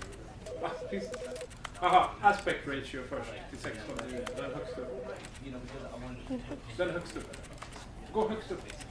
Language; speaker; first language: Swedish; native; Swedish